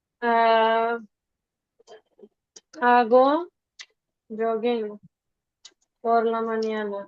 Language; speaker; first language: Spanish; non-native, fluent; Bangla